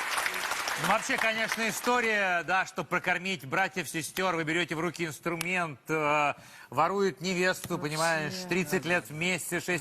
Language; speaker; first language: Russian; native; Russian